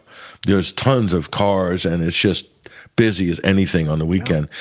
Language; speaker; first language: English; native; English